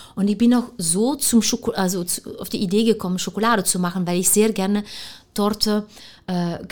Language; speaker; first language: German; non-native, fluent; Dutch